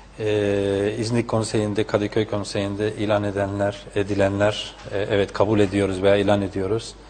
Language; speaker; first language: Turkish; non-native, fluent; Spanish